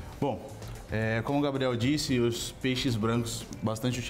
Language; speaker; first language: Portuguese; native; Portuguese